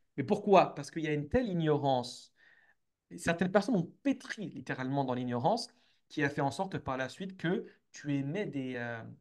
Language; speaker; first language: French; native; French